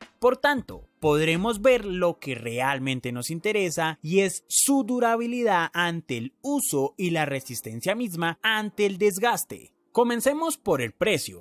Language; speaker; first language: Spanish; native; Spanish